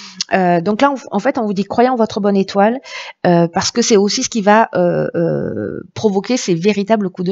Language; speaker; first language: French; native; French